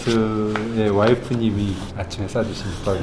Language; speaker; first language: Korean; native; Korean